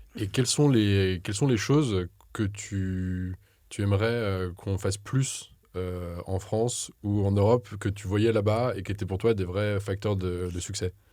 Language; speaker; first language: French; native; French